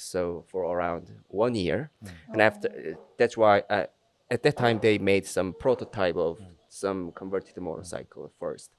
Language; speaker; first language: English; non-native, fluent; Korean